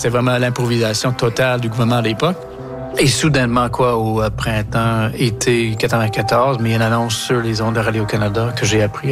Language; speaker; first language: French; non-native, local second language; English